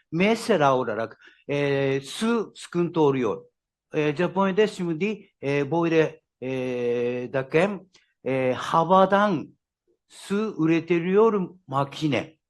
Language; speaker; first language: Turkish; non-native, learner; Japanese